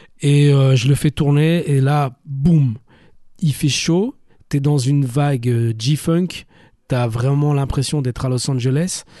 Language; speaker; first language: French; native; French